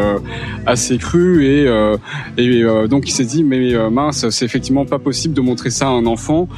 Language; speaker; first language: French; native; French